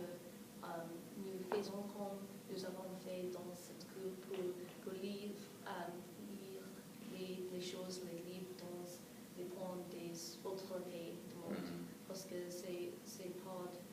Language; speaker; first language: French; non-native, fluent; English